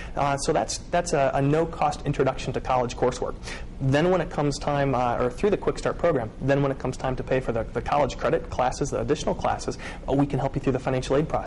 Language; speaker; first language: English; native; English